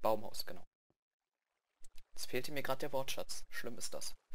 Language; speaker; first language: German; native; German